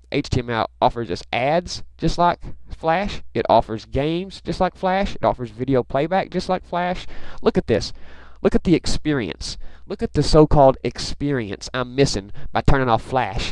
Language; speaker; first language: English; native; English